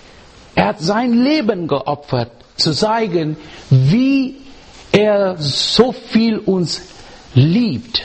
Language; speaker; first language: German; non-native, learner; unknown